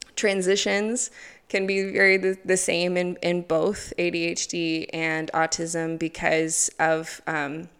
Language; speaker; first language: English; native; English